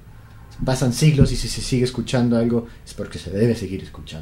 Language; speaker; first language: Spanish; native; Spanish